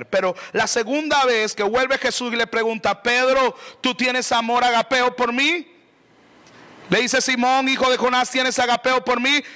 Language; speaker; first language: Spanish; native; Spanish